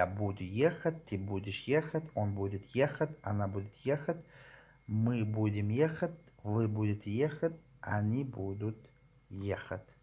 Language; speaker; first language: Russian; non-native, learner; Tajik